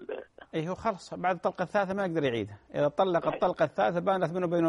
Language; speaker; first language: Arabic; native; Arabic